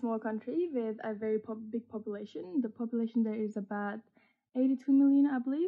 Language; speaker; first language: English; early bilingual, other home language; Persian